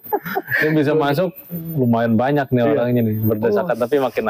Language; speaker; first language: Indonesian; native; Indonesian